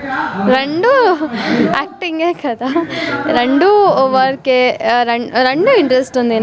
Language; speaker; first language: Telugu; non-native, learner; Kannada